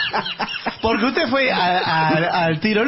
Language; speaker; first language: Spanish; native; Spanish